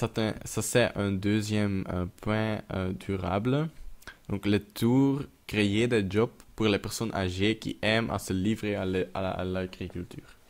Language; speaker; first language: French; non-native, local second language; Dutch